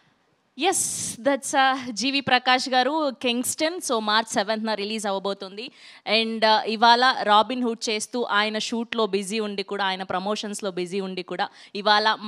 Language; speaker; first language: Telugu; native; Telugu